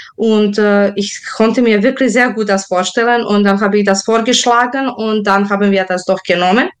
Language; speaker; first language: German; non-native, fluent; Serbian